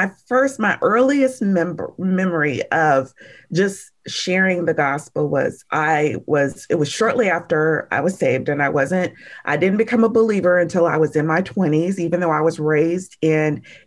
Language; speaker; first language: English; native; English